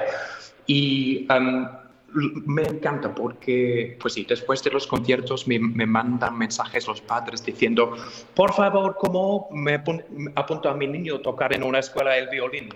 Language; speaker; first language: Spanish; non-native, fluent; English